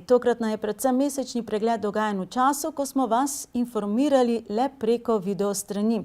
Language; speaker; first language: Slovenian; native; Slovenian